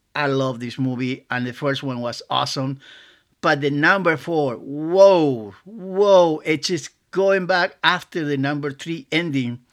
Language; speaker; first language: English; non-native, fluent; Spanish